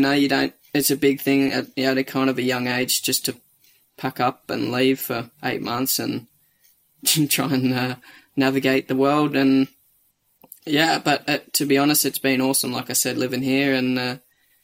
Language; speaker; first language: English; native; English